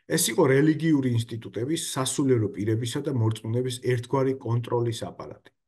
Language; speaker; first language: Georgian; native; Georgian